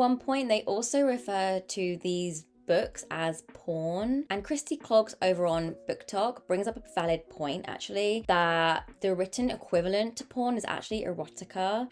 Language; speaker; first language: English; native; English